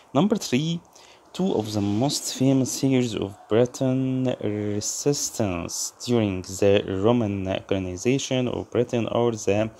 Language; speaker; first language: English; non-native, fluent; Arabic